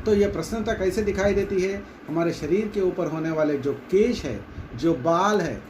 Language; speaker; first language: Hindi; non-native, local second language; Telugu